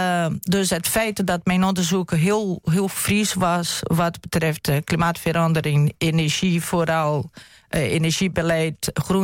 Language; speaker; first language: Dutch; non-native, fluent; Portuguese